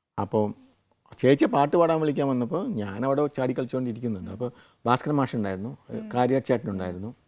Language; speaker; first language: Malayalam; native; Malayalam